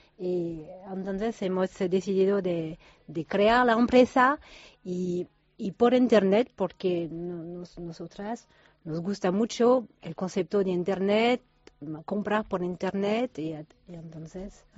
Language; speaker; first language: Spanish; non-native, learner; French